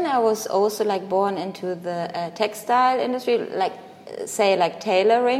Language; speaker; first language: English; non-native, fluent; Greek